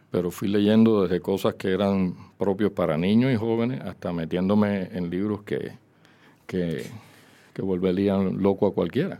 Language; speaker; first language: Spanish; native; Spanish